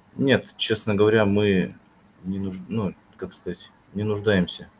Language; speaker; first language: Russian; native; Russian